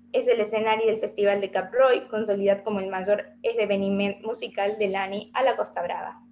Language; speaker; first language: Catalan; non-native, learner; Spanish